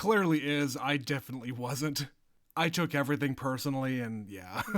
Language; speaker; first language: English; native; English